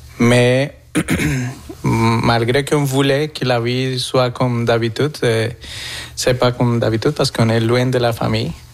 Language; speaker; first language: French; non-native, fluent; Spanish